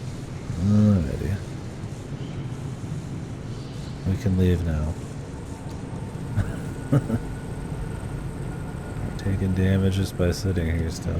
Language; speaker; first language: English; native; English